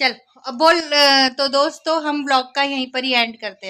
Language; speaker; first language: Hindi; native; Hindi